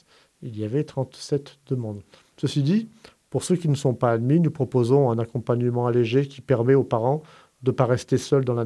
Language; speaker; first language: French; native; French